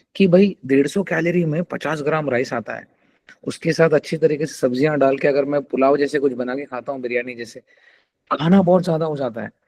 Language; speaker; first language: Hindi; non-native, local second language; Telugu